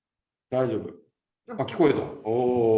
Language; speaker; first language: Japanese; native; Japanese